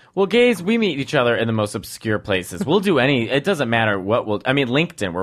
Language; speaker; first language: English; native; English